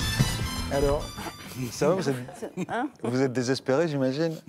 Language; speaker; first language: French; native; French